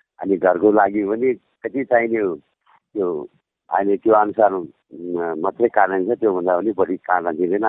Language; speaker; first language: Nepali; non-native, local second language; Gurung